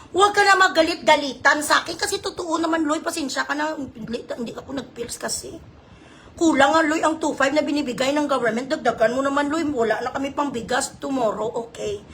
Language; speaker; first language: Filipino; non-native, local second language; Hiligaynon